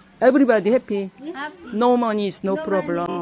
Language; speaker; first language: English; non-native, learner; Korean